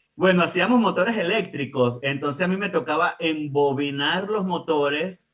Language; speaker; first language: Spanish; native; Spanish